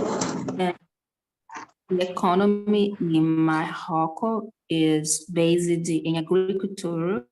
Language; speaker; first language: English; non-native, learner; Portuguese